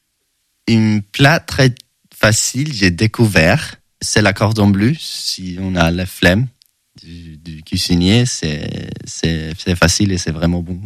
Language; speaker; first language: French; non-native, learner; Swedish